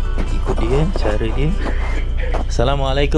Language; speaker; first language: Malay; native; Malay